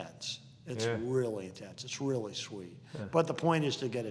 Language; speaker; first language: English; native; English